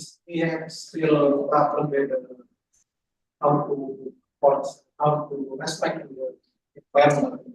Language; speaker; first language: English; non-native, fluent; Indonesian